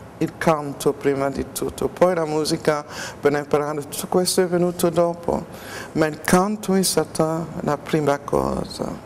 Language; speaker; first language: Italian; non-native, fluent; French